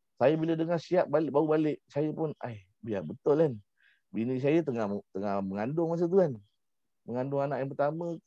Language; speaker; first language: Malay; native; Malay